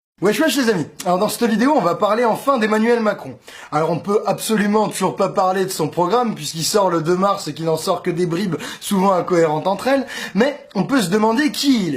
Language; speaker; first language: French; native; French